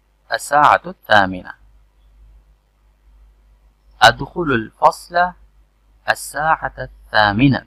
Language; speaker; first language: Arabic; non-native, fluent; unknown